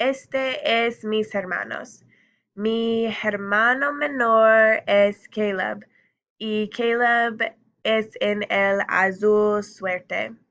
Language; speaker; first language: Spanish; non-native, learner; English